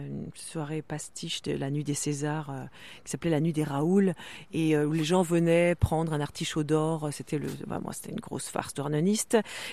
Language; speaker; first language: French; non-native, local second language; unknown